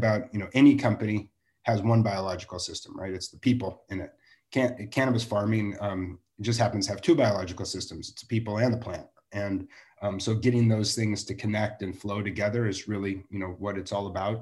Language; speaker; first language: English; native; English